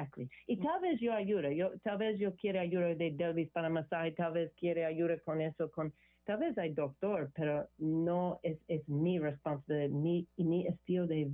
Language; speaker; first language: Spanish; non-native, learner; English